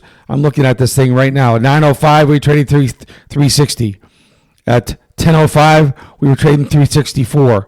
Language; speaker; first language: English; native; English